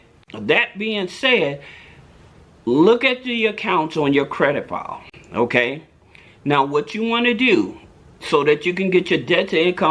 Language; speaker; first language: English; native; English